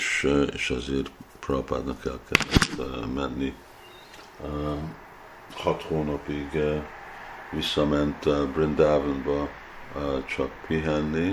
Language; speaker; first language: Hungarian; early bilingual, heritage; Hungarian